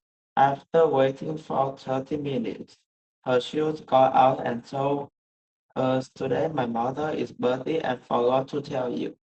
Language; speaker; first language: English; non-native, learner; Vietnamese